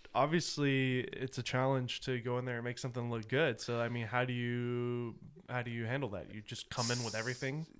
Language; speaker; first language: English; native; English